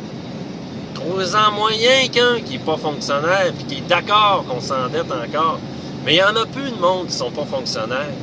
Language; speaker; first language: French; native; French